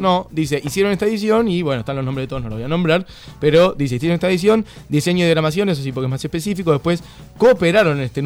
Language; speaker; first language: Spanish; native; Spanish